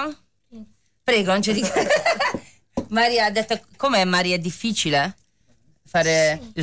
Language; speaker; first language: Italian; native; Italian